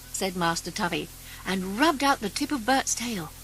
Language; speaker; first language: English; native; English